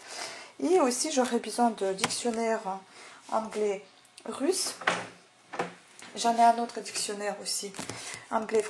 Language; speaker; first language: French; native; French